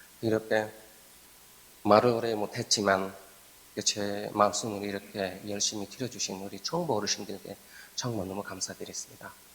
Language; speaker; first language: Korean; non-native, fluent; Bangla